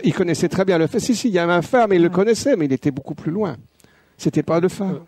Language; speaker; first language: French; native; French